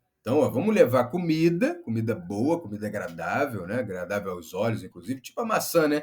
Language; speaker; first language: Portuguese; native; Portuguese